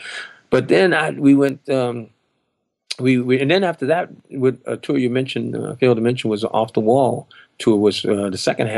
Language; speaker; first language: English; native; English